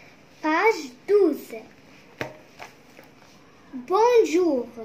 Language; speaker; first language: French; non-native, learner; Arabic